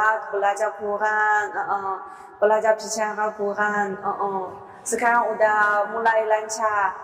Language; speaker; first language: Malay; non-native, learner; Chinese